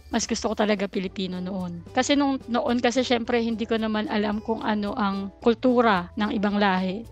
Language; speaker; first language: Filipino; native; Filipino